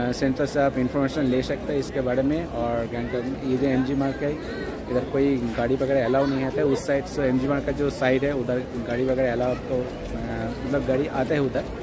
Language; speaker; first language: Hindi; non-native, local second language; Bangla